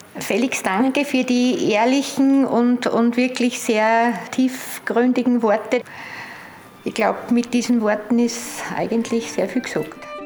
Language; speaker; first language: German; native; German